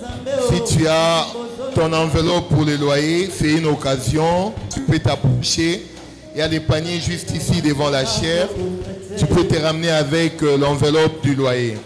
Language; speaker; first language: French; non-native, local second language; Lingala